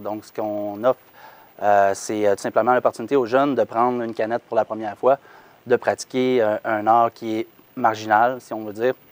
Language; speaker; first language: French; native; French